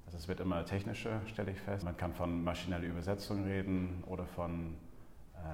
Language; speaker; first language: German; non-native, fluent; English